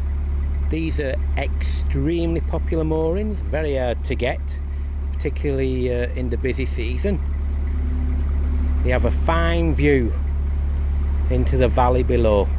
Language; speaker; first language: English; native; English